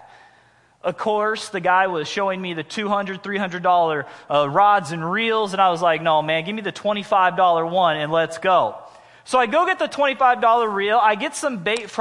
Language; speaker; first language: English; native; English